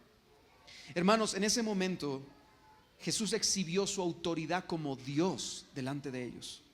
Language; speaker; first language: Spanish; native; Spanish